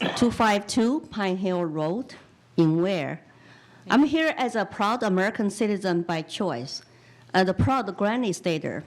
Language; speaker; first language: English; non-native, fluent; Chinese